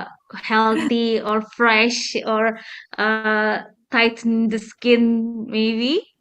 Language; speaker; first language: English; non-native, fluent; Indonesian